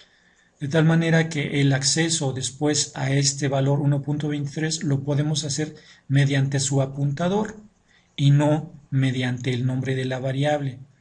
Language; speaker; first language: Spanish; native; Spanish